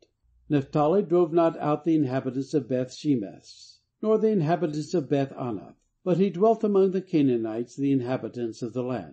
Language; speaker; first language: English; native; English